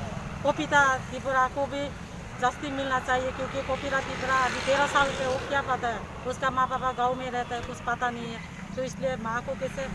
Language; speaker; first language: Hindi; non-native, local second language; Kok Borok